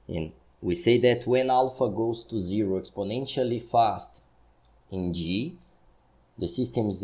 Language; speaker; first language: English; non-native, fluent; Portuguese